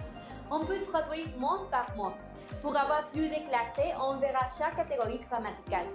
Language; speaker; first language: French; non-native, learner; Spanish